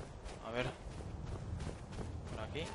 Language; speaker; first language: Spanish; native; Spanish